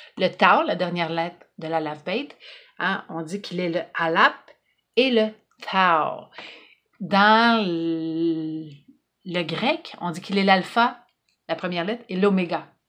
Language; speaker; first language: French; native; French